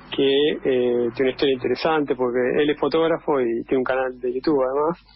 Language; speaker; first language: Spanish; native; Spanish